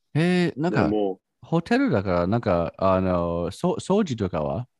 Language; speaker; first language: Japanese; non-native, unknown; English